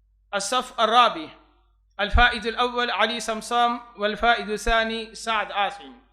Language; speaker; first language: Arabic; non-native, fluent; Urdu